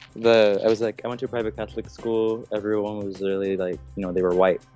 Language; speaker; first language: English; native; English